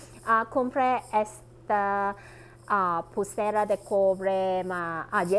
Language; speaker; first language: Spanish; non-native, learner; Cantonese